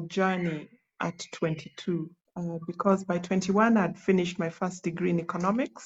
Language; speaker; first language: English; non-native, local second language; Luo (Kenya and Tanzania)